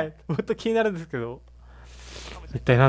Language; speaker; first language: Japanese; native; Japanese